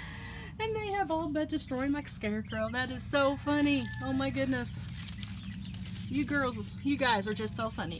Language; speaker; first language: English; native; English